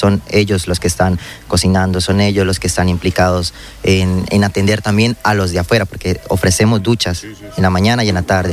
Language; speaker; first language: Spanish; native; Spanish